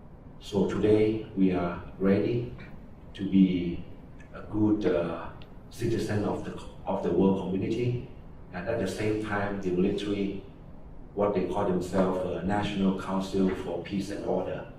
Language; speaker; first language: English; non-native, fluent; Thai